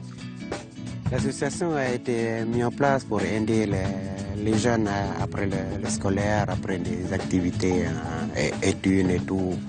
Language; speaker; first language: French; non-native, local second language; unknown